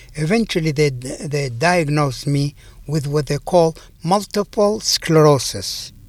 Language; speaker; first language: English; non-native, fluent; Arabic